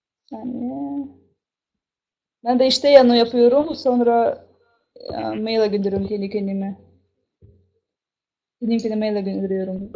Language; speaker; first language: Turkish; non-native, learner; Russian